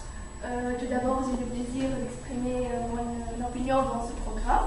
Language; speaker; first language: French; non-native, fluent; Arabic